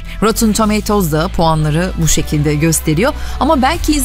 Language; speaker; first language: Turkish; native; Turkish